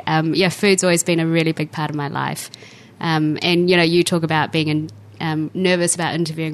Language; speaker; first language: English; native; English